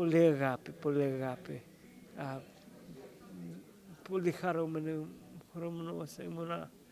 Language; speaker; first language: Greek; early bilingual, heritage; English